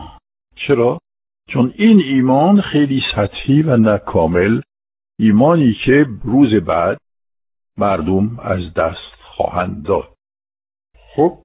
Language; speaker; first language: Persian; non-native, fluent; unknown